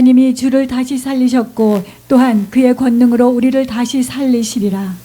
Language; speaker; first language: Korean; native; Korean